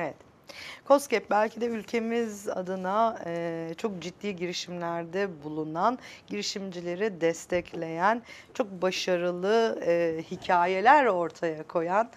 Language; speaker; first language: Turkish; native; Turkish